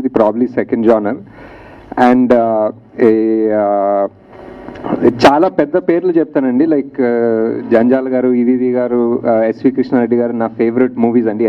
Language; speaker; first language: Telugu; native; Telugu